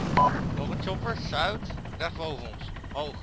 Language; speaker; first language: Dutch; native; Dutch